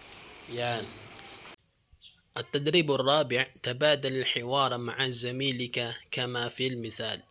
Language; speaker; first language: Arabic; non-native, fluent; Filipino